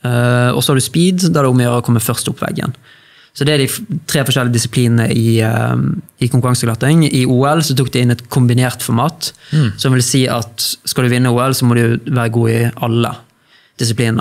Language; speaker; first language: Norwegian; native; Norwegian